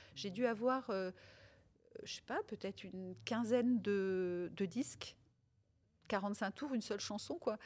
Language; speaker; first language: French; early bilingual, other home language; Italian